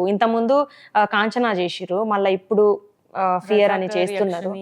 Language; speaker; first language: Telugu; native; Telugu